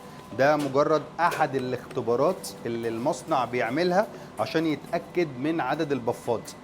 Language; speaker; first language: Arabic; native; Arabic